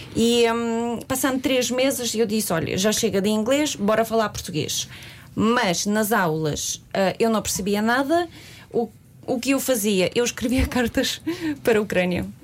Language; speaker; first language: Portuguese; non-native, fluent; Russian